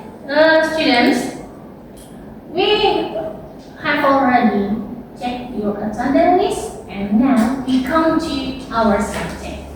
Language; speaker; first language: English; non-native, learner; Indonesian